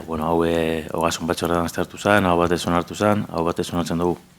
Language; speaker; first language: Basque; native; Basque